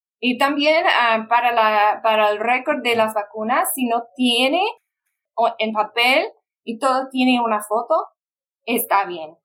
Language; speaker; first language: Spanish; non-native, fluent; English